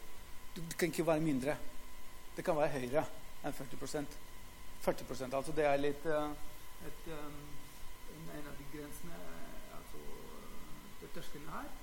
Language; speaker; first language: Norwegian; non-native, fluent; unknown